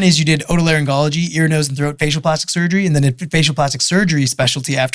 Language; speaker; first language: English; native; English